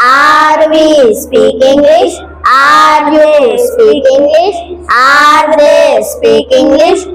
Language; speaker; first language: English; non-native, learner; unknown